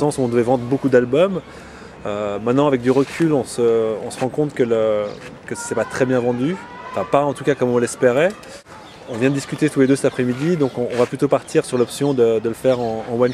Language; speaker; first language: French; native; French